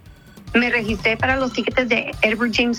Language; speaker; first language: Spanish; native; Spanish